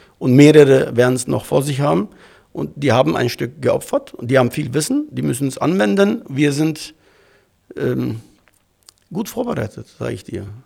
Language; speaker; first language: German; early bilingual, other home language; Turkish